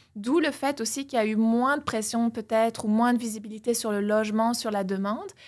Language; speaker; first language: French; native; French